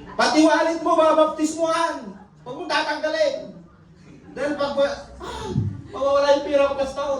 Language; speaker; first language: Filipino; non-native, local second language; Iloko